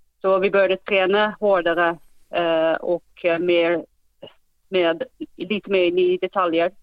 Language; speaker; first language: Swedish; non-native, fluent; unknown